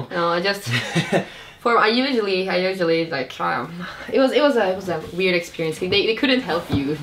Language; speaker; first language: English; non-native, fluent; Finnish